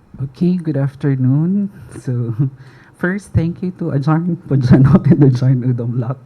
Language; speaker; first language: English; non-native, local second language; Filipino